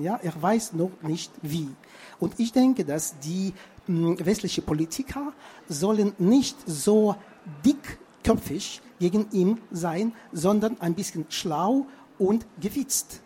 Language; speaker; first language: German; non-native, fluent; Russian